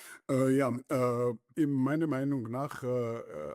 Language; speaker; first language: German; non-native, learner; Georgian